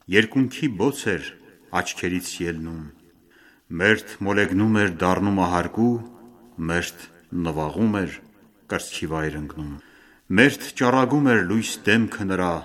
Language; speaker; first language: Armenian; early bilingual, heritage; Armenian